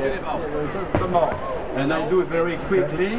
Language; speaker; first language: English; non-native, fluent; French